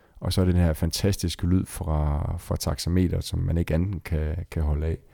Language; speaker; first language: Danish; native; Danish